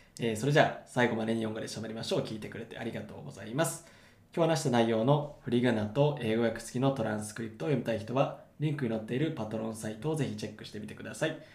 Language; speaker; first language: Japanese; native; Japanese